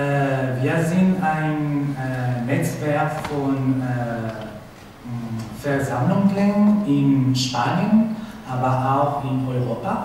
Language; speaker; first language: German; non-native, learner; Spanish